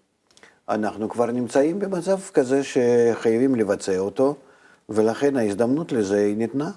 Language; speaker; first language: Hebrew; non-native, fluent; Russian